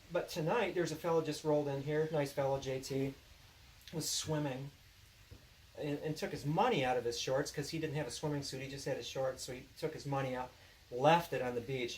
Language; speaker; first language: English; native; English